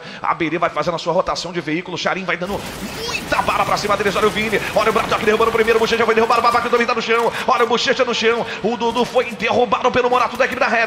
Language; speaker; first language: Portuguese; native; Portuguese